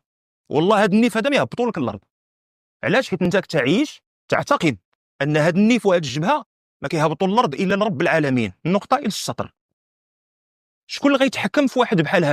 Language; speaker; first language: Arabic; native; Arabic